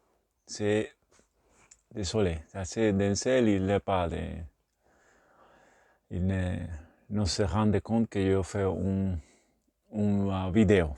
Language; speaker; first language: French; non-native, learner; Spanish